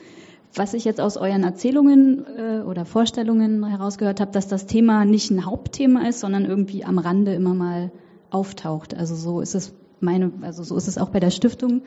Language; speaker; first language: German; native; German